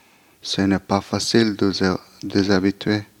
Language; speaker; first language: French; non-native, learner; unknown